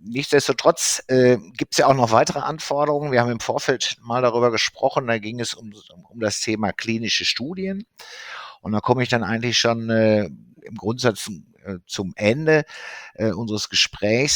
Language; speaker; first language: German; native; German